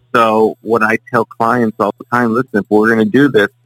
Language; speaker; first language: English; native; English